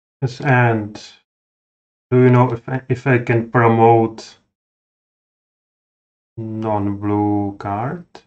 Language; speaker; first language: English; non-native, fluent; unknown